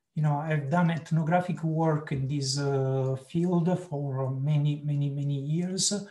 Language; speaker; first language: English; non-native, fluent; Italian